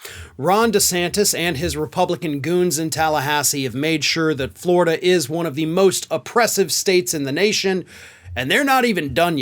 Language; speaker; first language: English; native; English